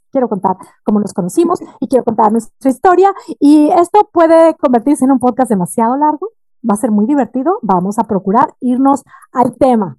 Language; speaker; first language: Spanish; native; Spanish